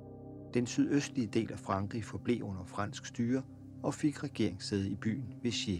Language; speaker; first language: Danish; native; Danish